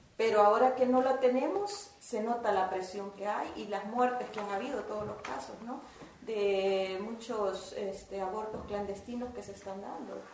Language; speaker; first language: Spanish; native; Spanish